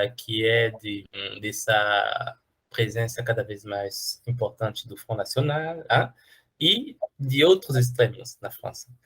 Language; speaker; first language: Portuguese; non-native, fluent; French